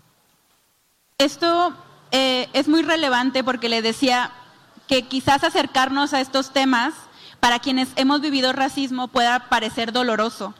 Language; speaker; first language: Spanish; native; Spanish